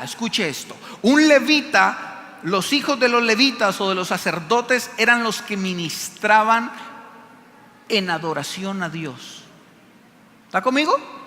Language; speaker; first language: Spanish; native; Spanish